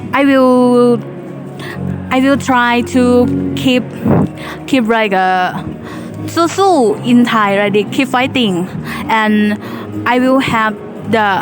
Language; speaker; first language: English; non-native, learner; Thai